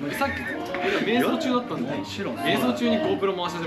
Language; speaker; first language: Japanese; native; Japanese